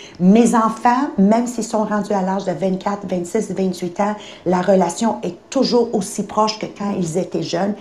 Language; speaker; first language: French; native; French